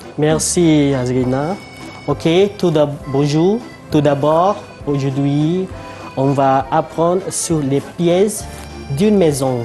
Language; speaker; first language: French; non-native, fluent; Malay